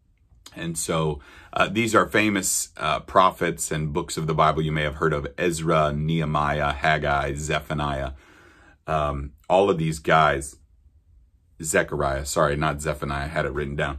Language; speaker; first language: English; native; English